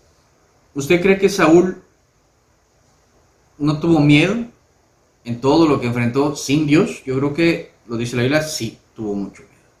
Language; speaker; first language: Spanish; native; Spanish